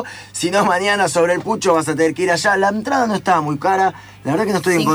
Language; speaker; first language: Spanish; native; Spanish